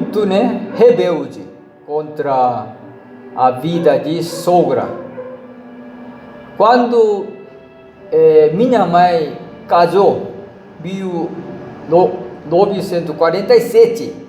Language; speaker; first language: Portuguese; non-native, learner; Korean